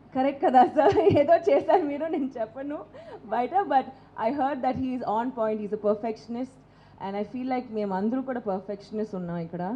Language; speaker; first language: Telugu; non-native, local second language; Tamil